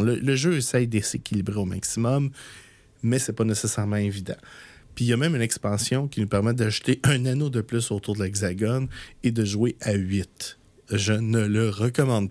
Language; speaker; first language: French; native; French